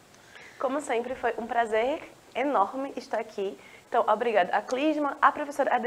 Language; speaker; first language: Portuguese; native; Portuguese